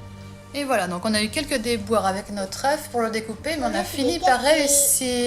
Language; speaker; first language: French; native; French